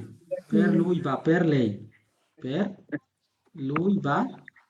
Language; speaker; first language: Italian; non-native, fluent; Bangla